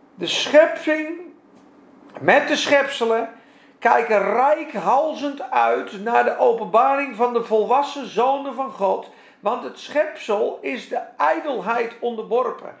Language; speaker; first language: Dutch; non-native, fluent; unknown